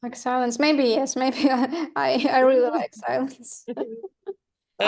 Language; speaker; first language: English; non-native, learner; Ukrainian